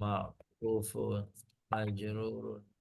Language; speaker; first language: Arabic; non-native, fluent; Indonesian